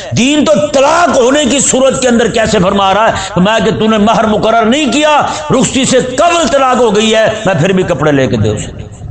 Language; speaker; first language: Urdu; native; Urdu